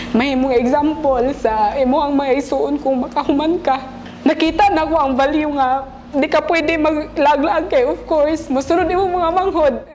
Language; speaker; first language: Cebuano; native; Cebuano